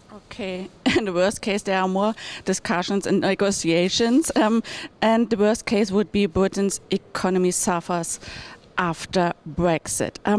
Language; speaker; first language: English; non-native, fluent; German